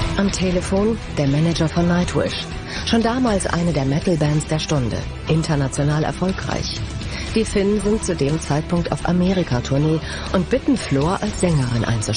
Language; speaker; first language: German; native; German